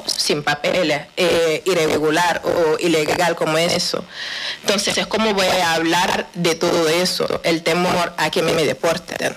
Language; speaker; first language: Spanish; non-native, fluent; Wolof